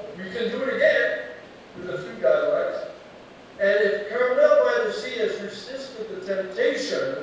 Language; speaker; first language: English; native; English